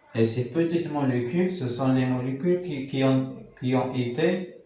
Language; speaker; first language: French; non-native, local second language; Arabic